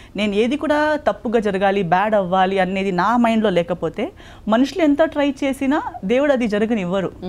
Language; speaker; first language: Telugu; non-native, local second language; Konkani